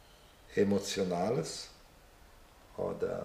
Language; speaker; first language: German; non-native, fluent; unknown